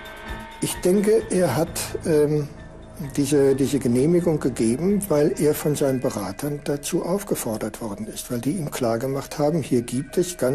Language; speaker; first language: German; native; German